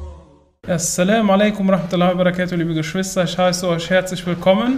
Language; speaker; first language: German; native; German